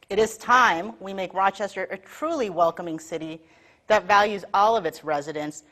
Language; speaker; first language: English; native; English